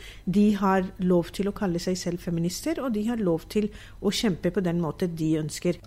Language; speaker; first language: Norwegian; non-native, fluent; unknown